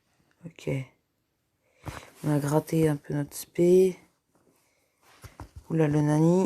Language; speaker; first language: French; native; French